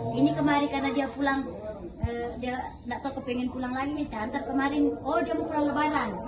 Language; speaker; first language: Indonesian; non-native, local second language; Buginese